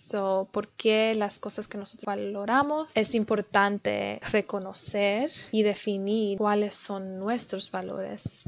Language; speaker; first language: Spanish; early bilingual, heritage; Spanish